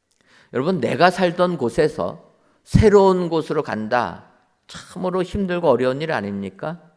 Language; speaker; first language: Korean; native; Korean